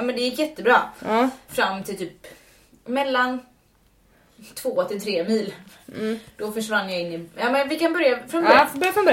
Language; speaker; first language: Swedish; native; Swedish